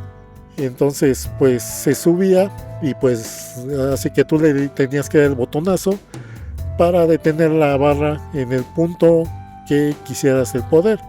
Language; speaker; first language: Spanish; native; Spanish